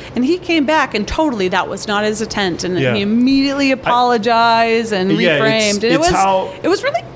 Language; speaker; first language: English; native; English